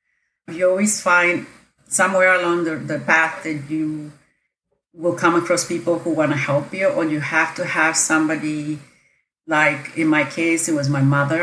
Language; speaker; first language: English; non-native, fluent; Spanish